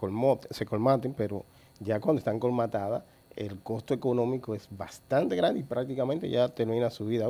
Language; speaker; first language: Spanish; native; Spanish